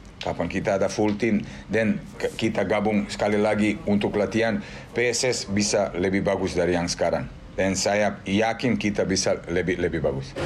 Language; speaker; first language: Indonesian; non-native, fluent; Serbian